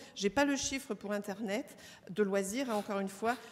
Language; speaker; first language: French; native; French